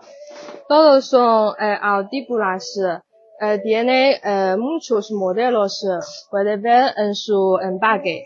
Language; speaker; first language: Spanish; non-native, learner; Chinese